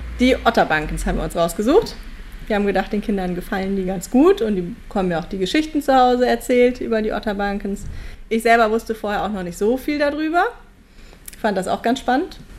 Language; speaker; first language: German; native; German